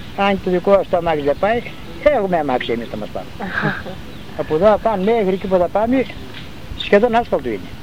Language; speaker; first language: Greek; native; Greek